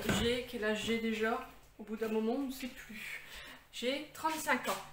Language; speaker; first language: French; native; French